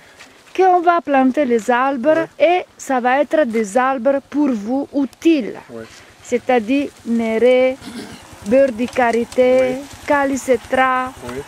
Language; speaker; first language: French; non-native, learner; Italian